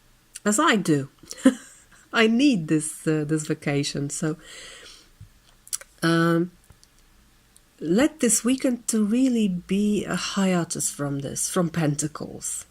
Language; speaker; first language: English; non-native, fluent; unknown